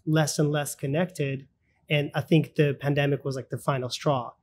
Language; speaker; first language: English; early bilingual, other home language; Russian